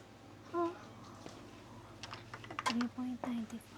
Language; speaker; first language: English; non-native, local second language; Filipino